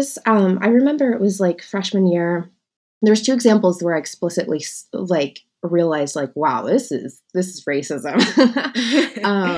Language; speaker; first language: English; native; English